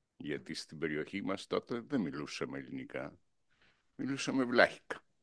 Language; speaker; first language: Greek; non-native, local second language; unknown